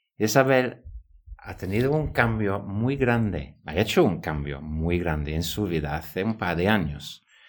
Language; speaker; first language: Spanish; non-native, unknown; English